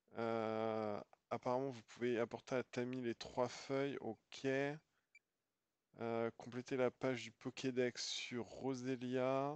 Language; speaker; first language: French; native; French